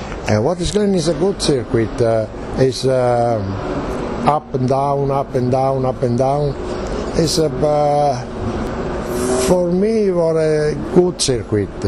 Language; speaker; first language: English; non-native, learner; Italian